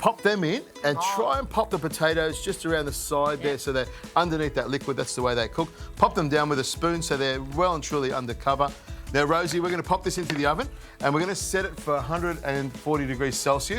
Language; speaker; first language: English; native; English